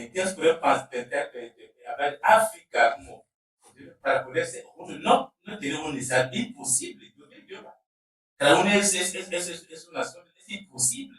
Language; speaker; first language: Spanish; non-native, learner; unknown